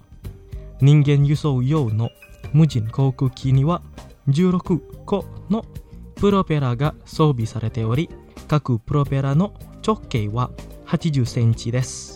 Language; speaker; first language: Japanese; non-native, fluent; Indonesian